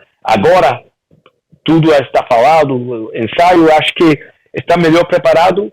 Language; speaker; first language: Portuguese; early bilingual, heritage; Portuguese